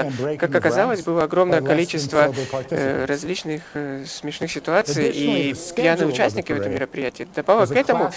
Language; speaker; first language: Russian; native; Russian